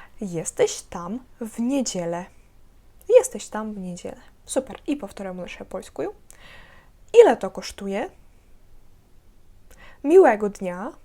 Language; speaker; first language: Polish; non-native, fluent; Ukrainian